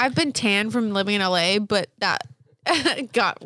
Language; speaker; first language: English; native; English